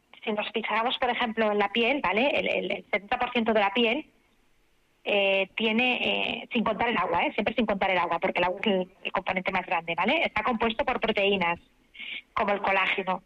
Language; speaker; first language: Spanish; native; Spanish